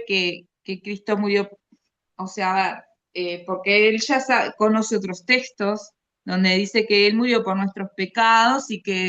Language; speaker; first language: Spanish; native; Spanish